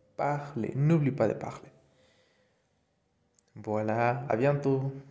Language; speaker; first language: French; non-native, learner; Spanish